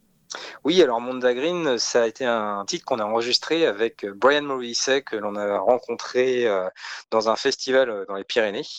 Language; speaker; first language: French; native; French